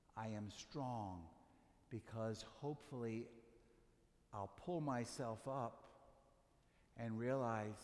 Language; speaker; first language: English; native; English